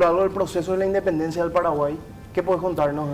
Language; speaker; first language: Spanish; native; Spanish